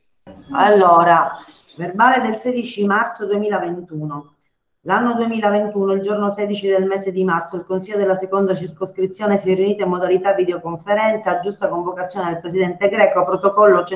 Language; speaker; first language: Italian; native; Italian